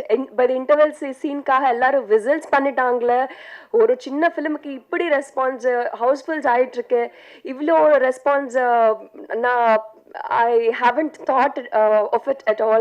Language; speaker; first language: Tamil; non-native, learner; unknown